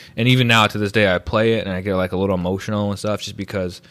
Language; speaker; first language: English; early bilingual, other home language; Filipino